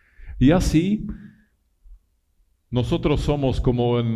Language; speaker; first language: Spanish; non-native, fluent; Italian